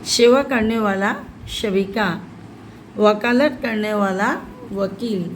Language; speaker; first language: Hindi; non-native, local second language; Assamese